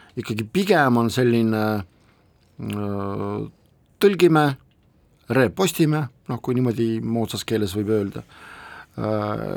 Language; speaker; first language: Estonian; non-native, local second language; Russian